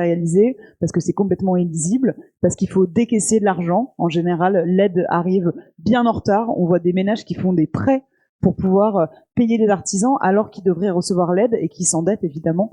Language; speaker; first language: French; native; French